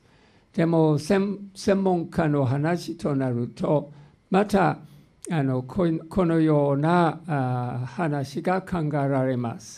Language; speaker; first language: Japanese; non-native, fluent; English